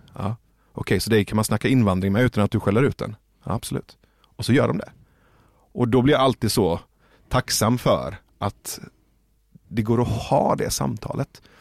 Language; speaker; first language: Swedish; early bilingual, other home language; Persian